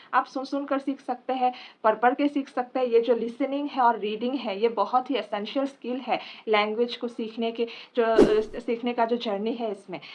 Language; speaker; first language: Hindi; non-native, local second language; Assamese